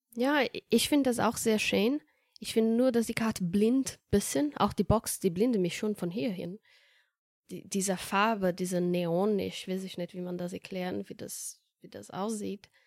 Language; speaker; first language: German; non-native, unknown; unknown